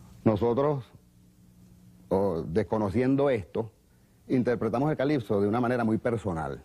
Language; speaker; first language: Spanish; native; Spanish